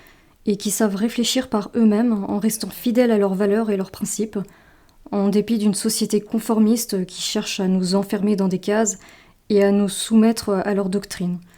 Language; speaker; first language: French; native; French